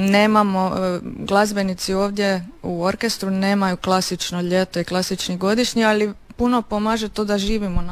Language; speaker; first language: Serbian; native; Serbian